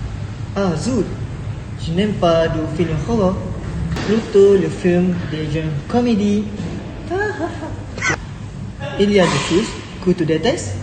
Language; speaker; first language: French; non-native, learner; Malay